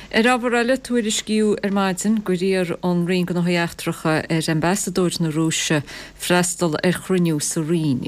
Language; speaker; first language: Irish; native; Irish